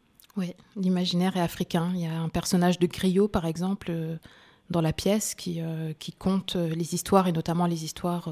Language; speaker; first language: French; early bilingual, other home language; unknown